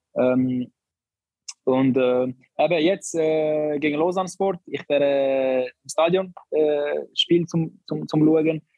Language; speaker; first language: German; non-native, learner; Albanian